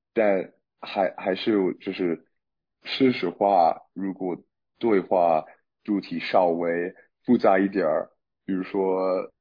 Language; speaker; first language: Chinese; non-native, fluent; English